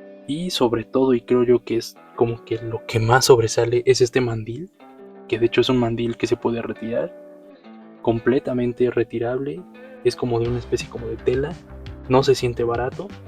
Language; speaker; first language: Spanish; native; Spanish